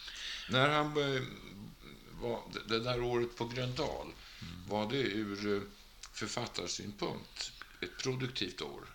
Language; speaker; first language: Swedish; native; Swedish